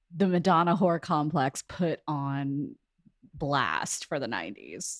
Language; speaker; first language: English; native; English